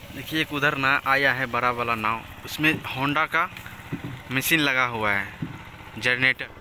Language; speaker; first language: Hindi; native; Hindi